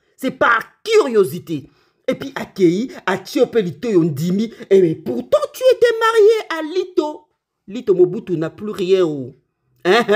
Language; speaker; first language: French; non-native, local second language; Lingala